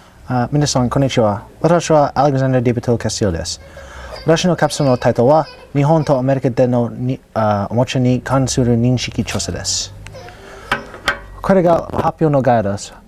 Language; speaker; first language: Japanese; non-native, learner; English